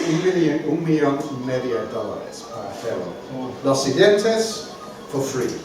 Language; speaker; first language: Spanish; non-native, fluent; English